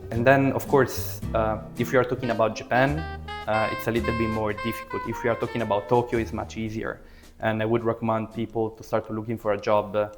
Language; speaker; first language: English; early bilingual, other home language; Italian